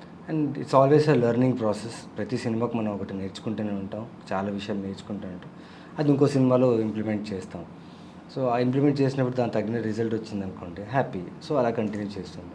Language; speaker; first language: Telugu; non-native, local second language; Tamil